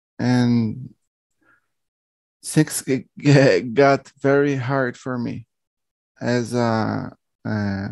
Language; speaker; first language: English; non-native, learner; Portuguese